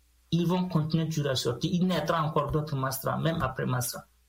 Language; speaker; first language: French; non-native, local second language; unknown